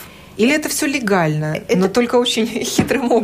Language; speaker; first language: Russian; native; Russian